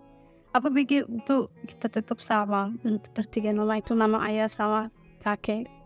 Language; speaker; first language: Indonesian; non-native, learner; Somali